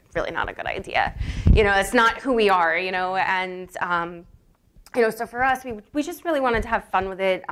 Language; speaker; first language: English; native; English